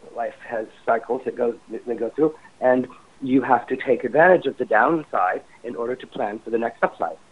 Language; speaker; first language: English; native; English